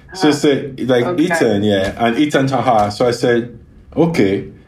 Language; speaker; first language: English; non-native, local second language; Yoruba